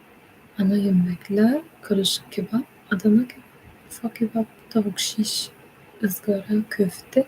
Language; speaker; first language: Turkish; non-native, learner; English